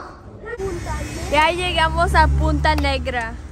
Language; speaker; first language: Spanish; early bilingual, heritage; Spanish